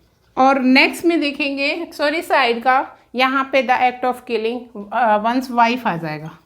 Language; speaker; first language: Hindi; native; Hindi